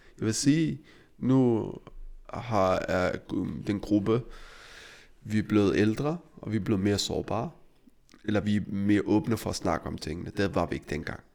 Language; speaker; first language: Danish; early bilingual, other home language; Arabic